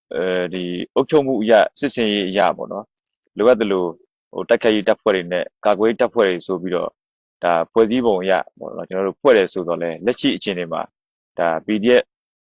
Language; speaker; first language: Burmese; native; Burmese